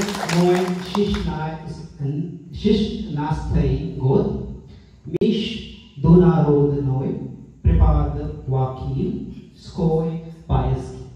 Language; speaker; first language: Russian; non-native, learner; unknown